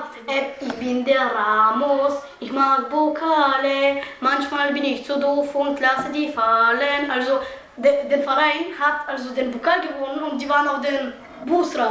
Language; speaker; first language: German; early bilingual, other home language; Bulgarian